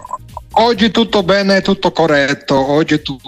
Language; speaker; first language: Italian; non-native, fluent; Georgian